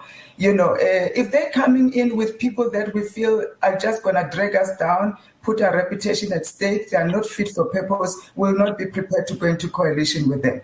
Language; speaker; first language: English; non-native, local second language; Tsonga